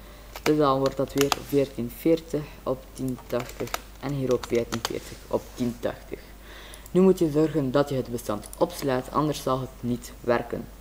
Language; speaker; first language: Dutch; native; Dutch